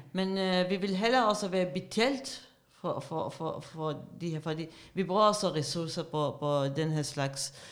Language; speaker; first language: Danish; non-native, fluent; Arabic